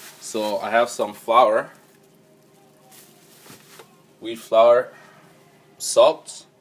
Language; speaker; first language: English; non-native, local second language; French